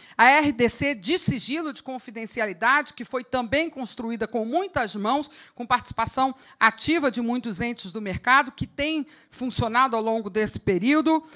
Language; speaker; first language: Portuguese; native; Portuguese